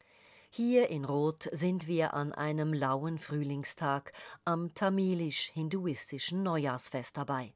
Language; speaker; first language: German; native; German